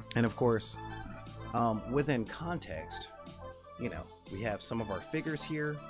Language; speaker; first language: English; native; English